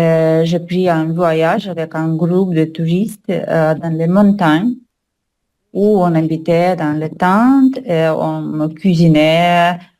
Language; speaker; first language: French; non-native, learner; Russian